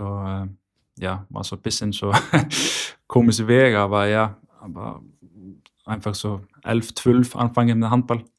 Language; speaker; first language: German; non-native, learner; Icelandic